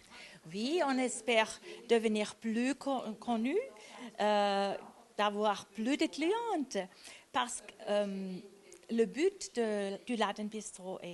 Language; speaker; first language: French; non-native, local second language; German